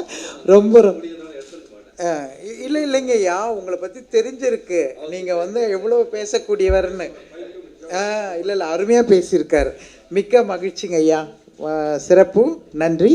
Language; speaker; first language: Tamil; native; Tamil